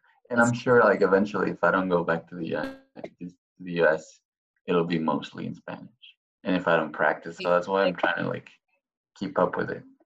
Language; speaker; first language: English; non-native, fluent; Spanish